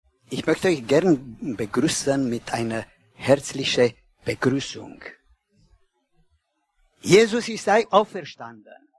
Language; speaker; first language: German; non-native, learner; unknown